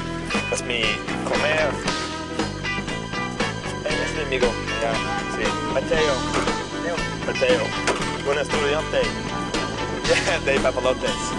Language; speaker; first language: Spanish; non-native, learner; English